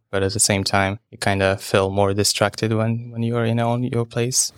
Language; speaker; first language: English; non-native, fluent; Ukrainian